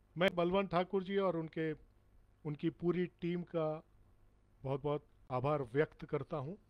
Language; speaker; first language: Hindi; non-native, local second language; Bangla